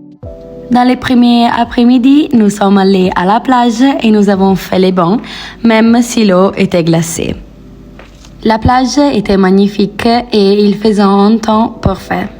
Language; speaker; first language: French; non-native, learner; Italian